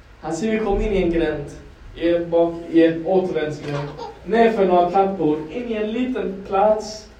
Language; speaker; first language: Swedish; non-native, fluent; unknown